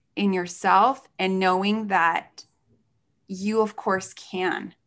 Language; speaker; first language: English; early bilingual, other home language; Spanish